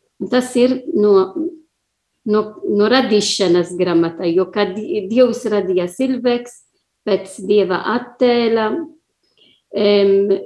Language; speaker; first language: Latvian; non-native, learner; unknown